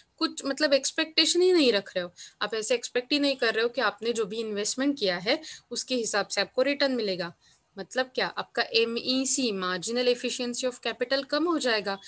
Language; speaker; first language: Hindi; non-native, local second language; Marathi